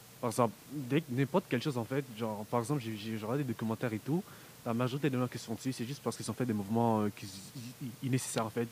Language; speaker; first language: French; early bilingual, other home language; Haitian Creole